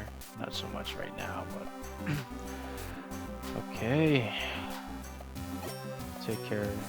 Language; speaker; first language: English; native; English